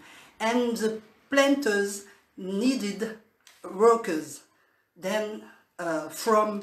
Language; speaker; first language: English; non-native, learner; French